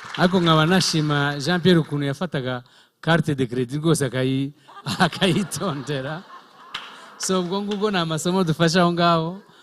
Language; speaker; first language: Kinyarwanda; early bilingual, heritage; Kinyarwanda